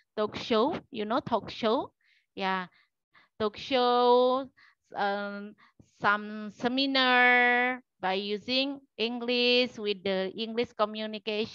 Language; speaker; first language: English; non-native, learner; Indonesian